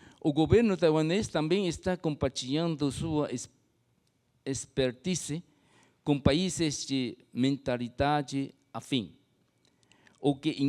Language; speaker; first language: Portuguese; non-native, fluent; Chinese